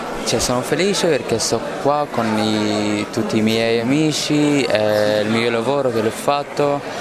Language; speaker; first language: Italian; non-native, learner; Arabic